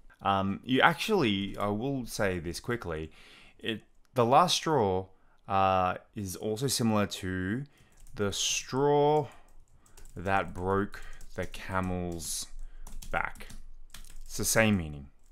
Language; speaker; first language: English; native; English